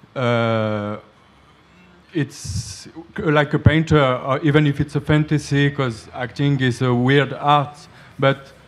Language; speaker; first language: English; non-native, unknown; French